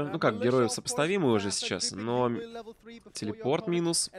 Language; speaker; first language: Russian; native; Russian